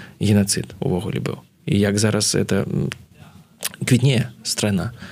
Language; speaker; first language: Belarusian; non-native, local second language; Russian